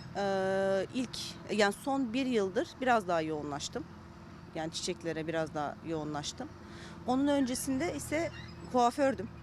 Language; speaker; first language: Turkish; native; Turkish